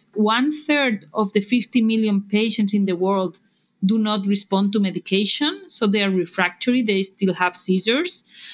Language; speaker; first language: English; non-native, fluent; Spanish